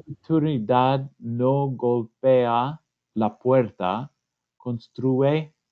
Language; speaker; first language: Spanish; non-native, learner; English